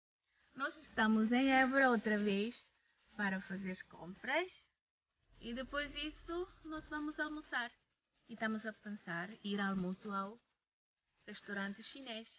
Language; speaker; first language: Portuguese; non-native, learner; Tetum